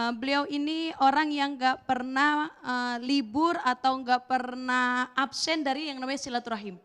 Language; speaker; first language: Indonesian; native; Indonesian